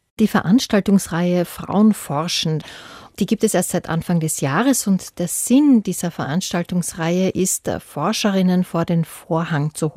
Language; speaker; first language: German; native; German